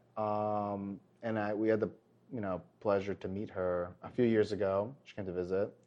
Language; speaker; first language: English; early bilingual, other home language; Korean